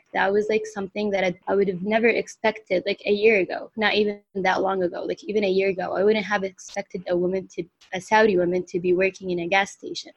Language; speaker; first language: English; non-native, fluent; Arabic